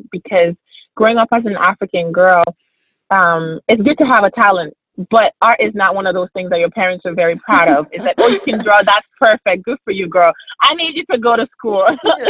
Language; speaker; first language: English; early bilingual, other home language; French